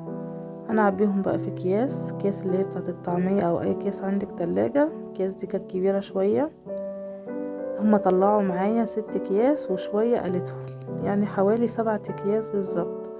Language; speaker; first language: Arabic; native; Arabic